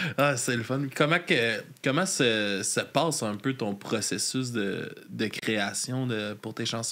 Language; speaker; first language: French; native; French